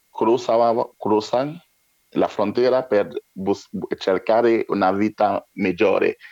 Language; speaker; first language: Italian; non-native, learner; French